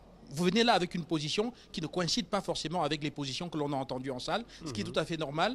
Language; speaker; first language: French; native; French